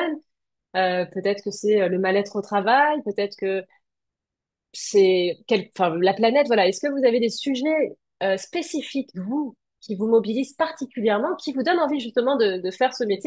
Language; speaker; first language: French; native; French